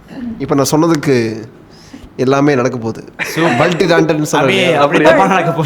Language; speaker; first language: Tamil; native; Tamil